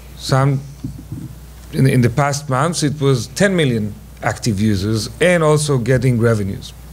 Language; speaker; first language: English; non-native, fluent; Hebrew